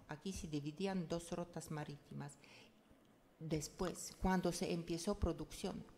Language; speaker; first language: Spanish; non-native, fluent; Polish